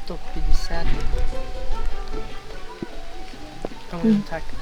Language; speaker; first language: Russian; non-native, local second language; Tajik